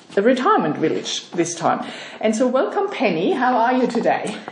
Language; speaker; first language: English; non-native, fluent; German